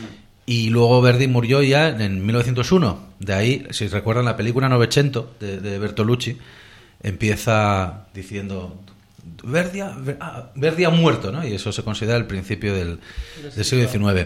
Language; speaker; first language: Spanish; native; Spanish